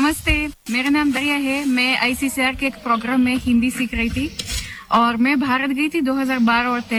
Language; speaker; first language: Hindi; non-native, fluent; Russian